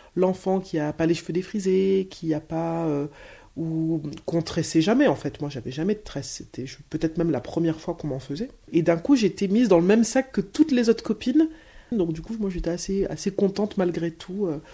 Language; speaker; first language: French; native; French